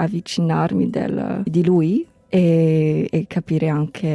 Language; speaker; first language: Italian; non-native, fluent; English